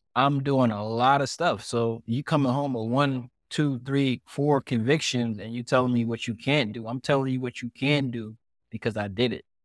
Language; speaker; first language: English; native; English